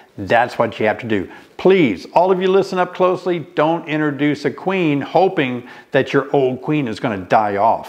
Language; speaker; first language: English; native; English